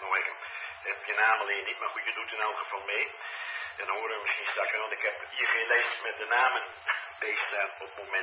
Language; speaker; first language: Dutch; native; Dutch